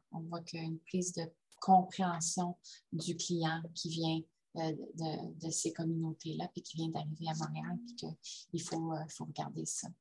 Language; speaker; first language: French; native; French